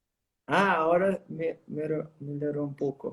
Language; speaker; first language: Spanish; non-native, learner; Portuguese